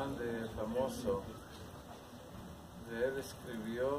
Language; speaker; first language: Spanish; non-native, learner; Hebrew